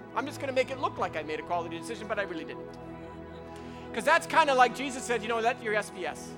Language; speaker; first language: English; native; English